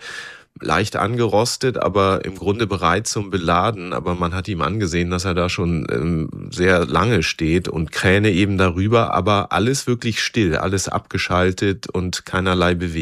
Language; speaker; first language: German; native; German